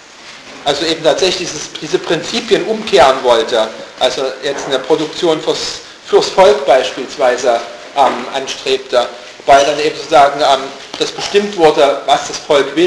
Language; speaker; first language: German; native; German